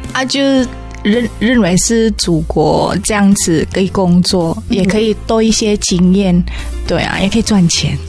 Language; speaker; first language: Chinese; non-native, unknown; Indonesian